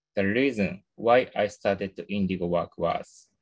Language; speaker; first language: English; non-native, learner; Japanese